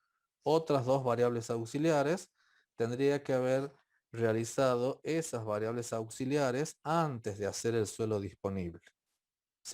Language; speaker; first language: Spanish; native; Spanish